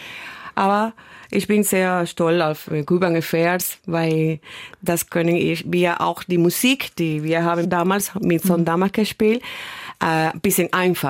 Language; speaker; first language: German; non-native, fluent; Spanish